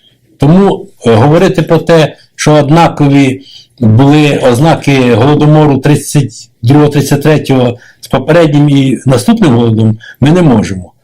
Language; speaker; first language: Ukrainian; native; Ukrainian